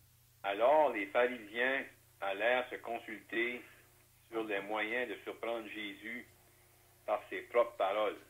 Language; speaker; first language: French; native; French